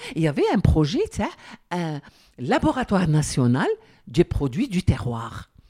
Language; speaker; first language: French; non-native, local second language; Arabic